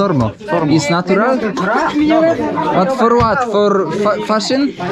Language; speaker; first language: English; non-native, learner; Polish